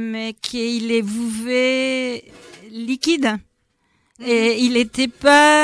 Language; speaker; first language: French; non-native, fluent; Spanish